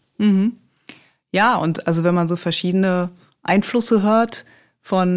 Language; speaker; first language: German; native; German